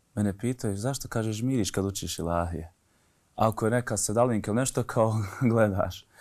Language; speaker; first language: Bosnian; native; Bosnian